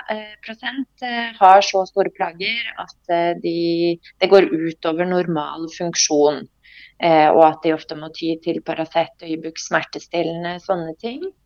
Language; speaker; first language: Norwegian; early bilingual, other home language; Polish